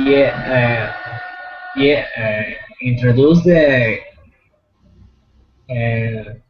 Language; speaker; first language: English; non-native, learner; Spanish